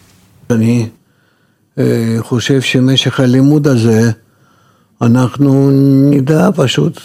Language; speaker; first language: Hebrew; non-native, fluent; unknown